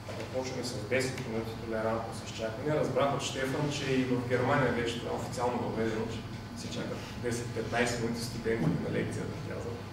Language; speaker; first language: Bulgarian; native; Bulgarian